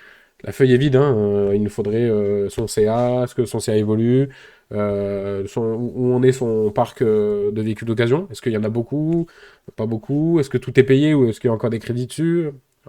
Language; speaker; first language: French; native; French